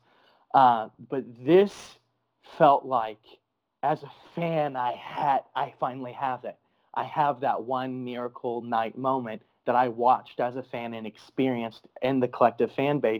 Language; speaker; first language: English; native; English